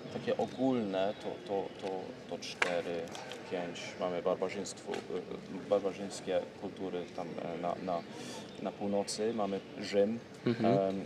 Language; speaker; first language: Polish; early bilingual, heritage; Polish